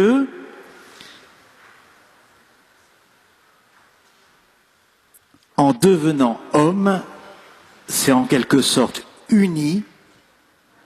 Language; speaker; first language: French; native; French